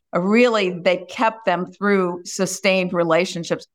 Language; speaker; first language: English; native; English